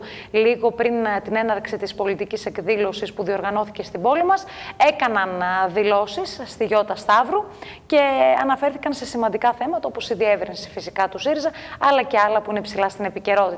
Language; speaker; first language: Greek; native; Greek